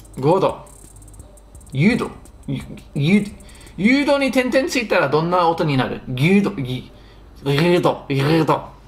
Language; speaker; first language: Japanese; non-native, fluent; English